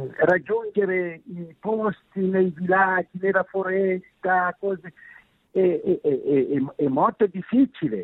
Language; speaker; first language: Italian; non-native, fluent; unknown